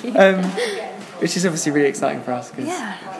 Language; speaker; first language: English; native; English